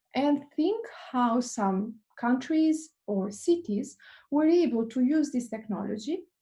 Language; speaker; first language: English; non-native, fluent; Albanian